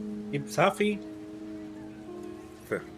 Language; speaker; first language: English; non-native, fluent; Spanish